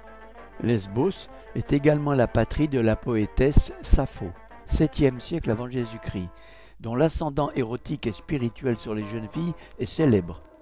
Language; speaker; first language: French; native; French